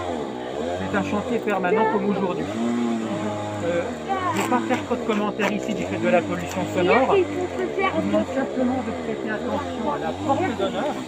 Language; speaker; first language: French; native; French